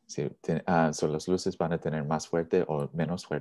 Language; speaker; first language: Spanish; non-native, learner; English